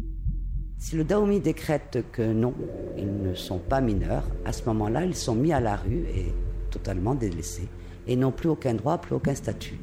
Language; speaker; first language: French; native; French